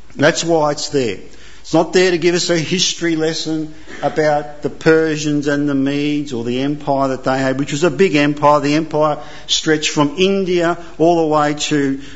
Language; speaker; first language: English; native; English